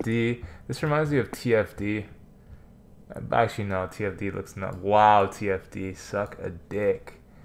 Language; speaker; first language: English; native; English